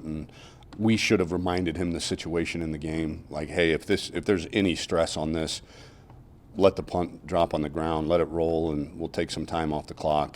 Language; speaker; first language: English; native; English